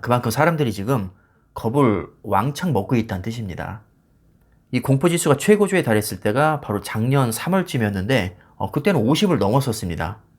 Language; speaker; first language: Korean; native; Korean